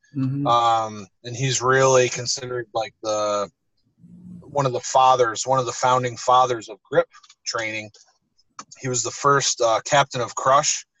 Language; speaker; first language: English; native; English